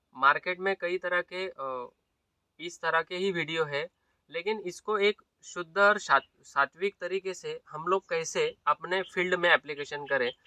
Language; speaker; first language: Hindi; non-native, local second language; Marathi